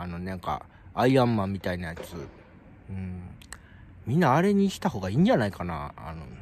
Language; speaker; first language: Japanese; native; Japanese